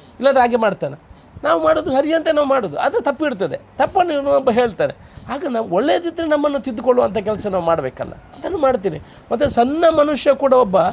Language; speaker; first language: Kannada; non-native, local second language; Tulu